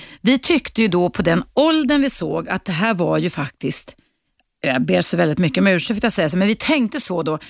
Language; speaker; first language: Swedish; native; Swedish